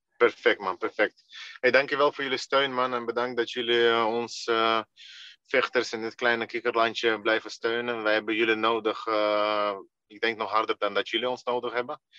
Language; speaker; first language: Dutch; early bilingual, other home language; Russian